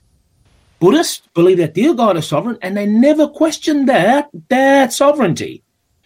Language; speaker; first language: English; native; English